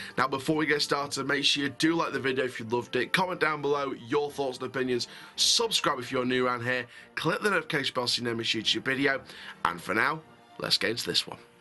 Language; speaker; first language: English; native; English